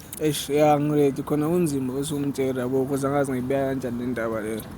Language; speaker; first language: Zulu; native; Zulu